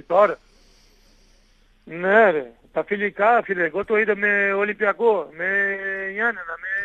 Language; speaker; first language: Greek; non-native, learner; Portuguese